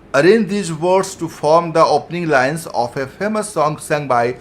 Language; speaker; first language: English; non-native, local second language; Hindi